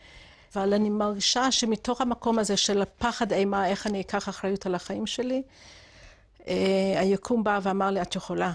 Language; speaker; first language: Hebrew; non-native, fluent; English